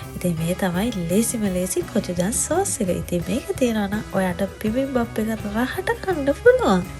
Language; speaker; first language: Sinhala; native; Sinhala